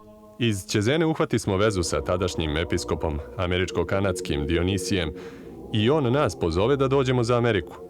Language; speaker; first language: Bosnian; native; Bosnian